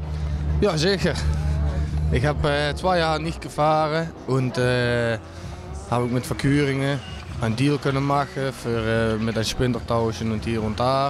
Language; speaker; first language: German; non-native, learner; Dutch